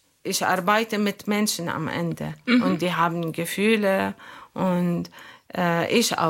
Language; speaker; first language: German; non-native, learner; Arabic